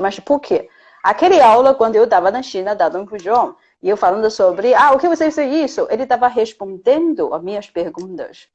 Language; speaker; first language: Portuguese; non-native, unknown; Chinese